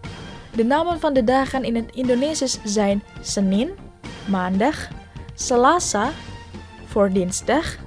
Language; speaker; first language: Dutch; non-native, fluent; Indonesian